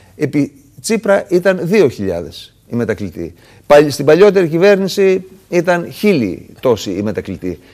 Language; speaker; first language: Greek; native; Greek